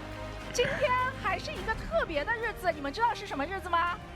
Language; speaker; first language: Chinese; native; Chinese